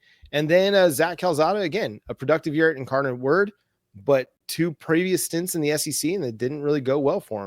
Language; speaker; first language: English; native; English